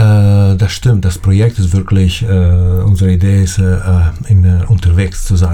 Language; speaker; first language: German; non-native, fluent; Italian